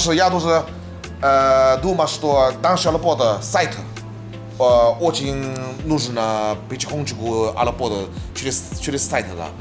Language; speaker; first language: Russian; non-native, learner; Chinese